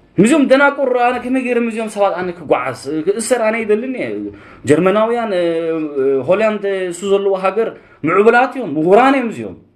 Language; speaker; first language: Tigrinya; early bilingual, heritage; Tigrinya